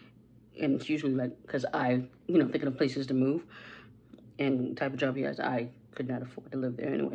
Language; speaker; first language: English; native; English